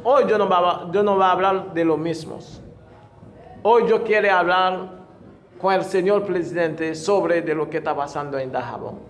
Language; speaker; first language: Spanish; non-native, fluent; Haitian Creole